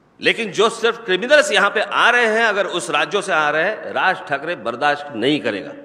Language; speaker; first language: Hindi; non-native, local second language; Marathi